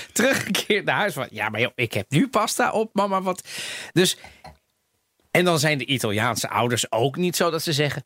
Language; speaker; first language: Dutch; native; Dutch